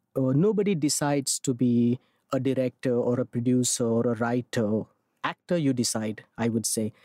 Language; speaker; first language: English; non-native, local second language; Marathi